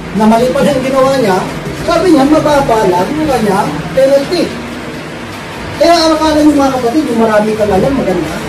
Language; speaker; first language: Filipino; non-native, local second language; Hiligaynon